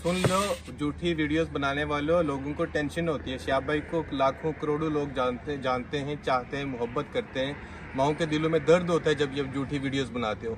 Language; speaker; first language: Hindi; native; Hindi